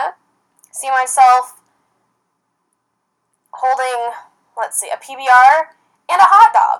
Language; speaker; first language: English; native; English